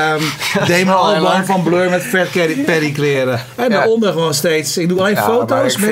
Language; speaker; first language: Dutch; native; Dutch